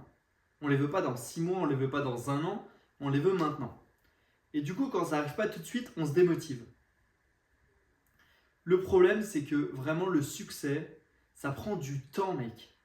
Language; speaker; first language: French; native; French